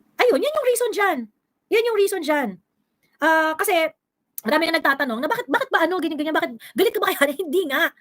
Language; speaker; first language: Filipino; native; Filipino